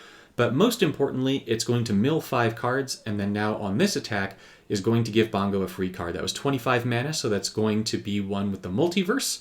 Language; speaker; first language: English; native; English